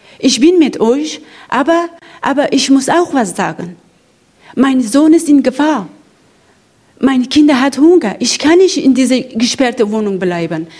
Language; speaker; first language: German; non-native, learner; Persian